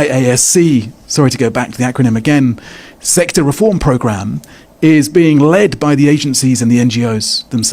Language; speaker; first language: English; native; English